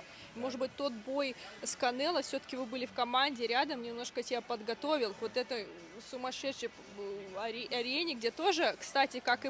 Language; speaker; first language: Russian; native; Russian